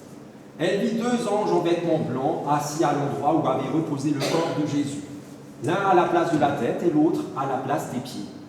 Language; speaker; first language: French; native; French